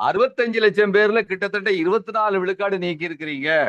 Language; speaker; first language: Tamil; native; Tamil